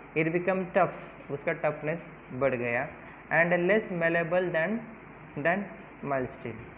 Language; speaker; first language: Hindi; non-native, local second language; Marathi